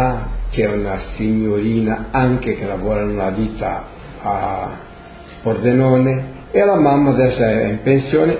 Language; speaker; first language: Italian; early bilingual, heritage; Portuguese